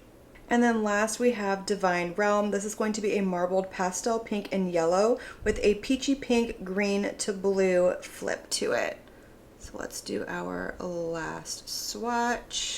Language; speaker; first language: English; native; English